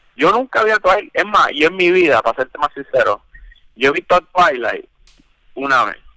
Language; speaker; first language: Spanish; early bilingual, heritage; Spanish